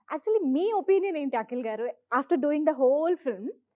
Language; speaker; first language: Telugu; native; Telugu